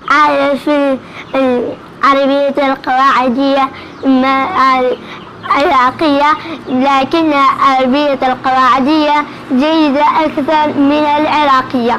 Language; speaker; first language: Arabic; non-native, local second language; Central Kurdish